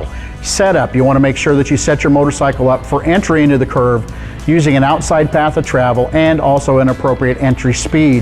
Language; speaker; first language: English; native; English